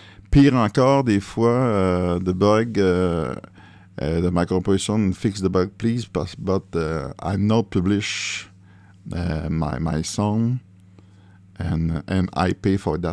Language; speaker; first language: English; non-native, learner; French